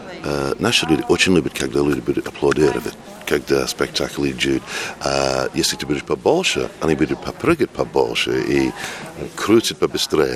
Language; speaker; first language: Russian; non-native, learner; English